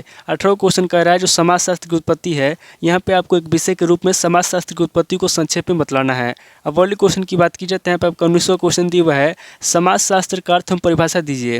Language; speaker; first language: Hindi; native; Hindi